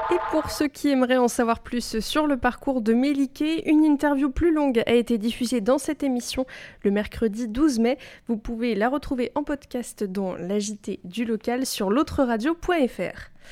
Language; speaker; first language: French; native; French